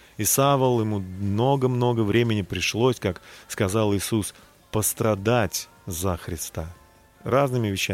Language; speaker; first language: Russian; native; Russian